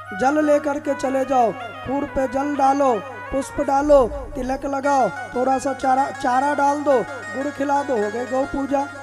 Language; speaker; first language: Hindi; native; Hindi